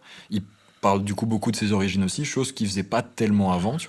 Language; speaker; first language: French; native; French